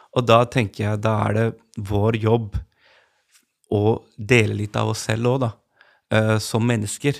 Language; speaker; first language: Norwegian; early bilingual, other home language; Urdu